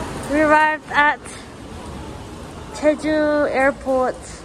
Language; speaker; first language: English; early bilingual, other home language; Korean